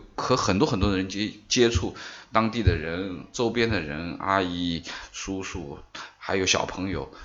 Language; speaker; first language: Chinese; native; Chinese